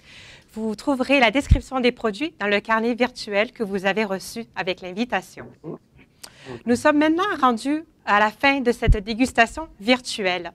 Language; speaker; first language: French; native; French